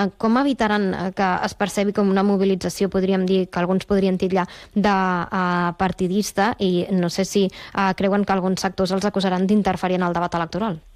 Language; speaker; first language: Catalan; native; Catalan